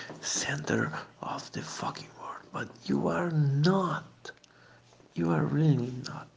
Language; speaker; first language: English; non-native, fluent; Portuguese